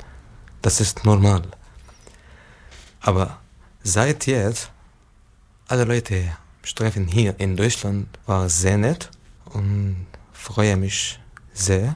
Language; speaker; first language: German; non-native, learner; Arabic